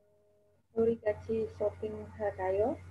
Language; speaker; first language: Korean; non-native, learner; Indonesian